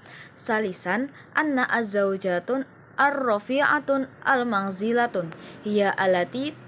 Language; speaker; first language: Arabic; non-native, learner; Indonesian